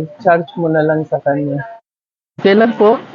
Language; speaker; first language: Filipino; non-native, learner; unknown